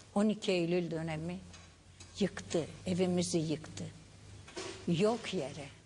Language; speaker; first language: Turkish; non-native, local second language; Kurdish